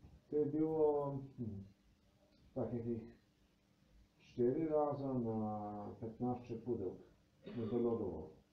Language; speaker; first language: Polish; non-native, learner; Slovenian